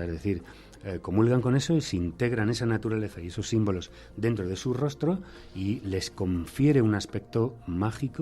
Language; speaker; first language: Spanish; native; Spanish